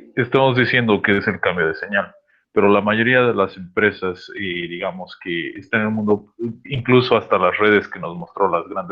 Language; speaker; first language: Spanish; native; Spanish